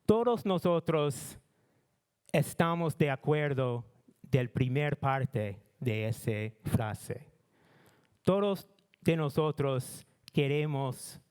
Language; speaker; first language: Spanish; non-native, learner; English